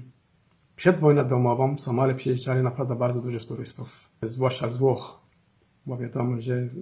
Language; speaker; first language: Polish; non-native, fluent; Somali